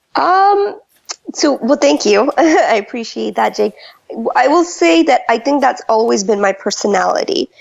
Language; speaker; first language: English; early bilingual, other home language; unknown